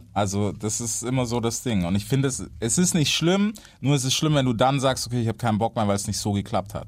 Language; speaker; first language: German; native; German